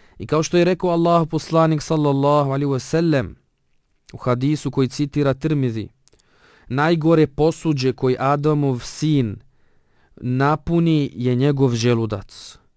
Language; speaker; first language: Bosnian; non-native, fluent; Arabic